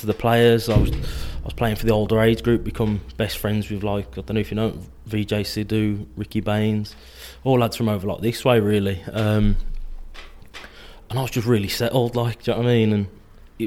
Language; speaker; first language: English; native; English